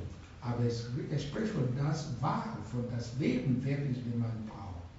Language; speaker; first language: German; non-native, learner; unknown